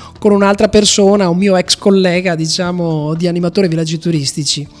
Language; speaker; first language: Italian; native; Italian